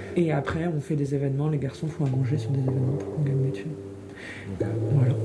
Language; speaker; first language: French; native; French